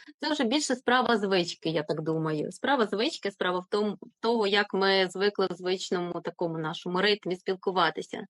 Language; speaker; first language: Ukrainian; native; Ukrainian